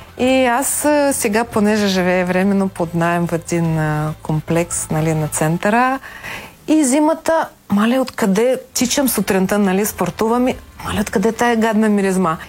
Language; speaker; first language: Bulgarian; non-native, fluent; Ukrainian